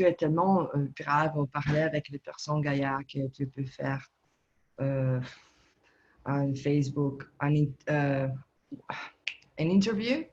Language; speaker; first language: French; non-native, learner; Italian